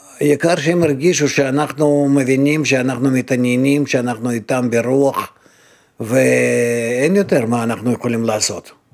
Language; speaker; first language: Hebrew; non-native, fluent; Russian